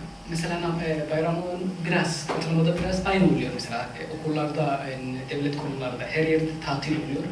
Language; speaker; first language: Turkish; non-native, fluent; Somali